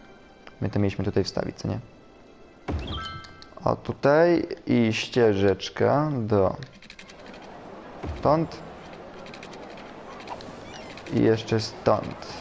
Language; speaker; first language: Polish; native; Polish